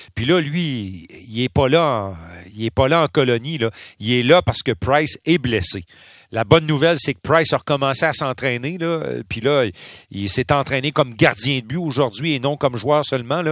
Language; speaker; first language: French; native; French